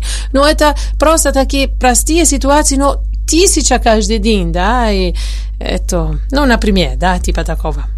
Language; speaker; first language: Russian; non-native, fluent; Italian